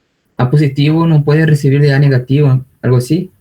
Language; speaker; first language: Spanish; non-native, fluent; Portuguese